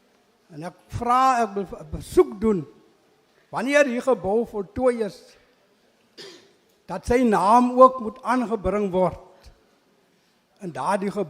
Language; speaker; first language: Afrikaans; non-native, local second language; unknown